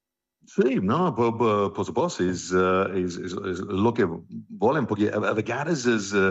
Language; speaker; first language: Catalan; non-native, fluent; English